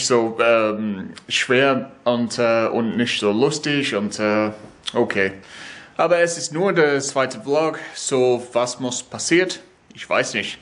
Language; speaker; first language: German; non-native, learner; English